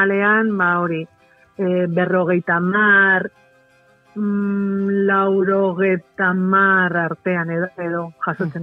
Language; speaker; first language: Basque; non-native, local second language; Spanish